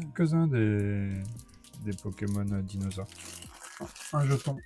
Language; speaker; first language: French; native; French